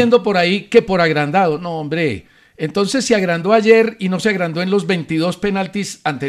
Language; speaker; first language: Spanish; native; Spanish